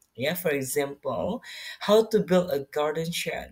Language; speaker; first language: English; non-native, fluent; Indonesian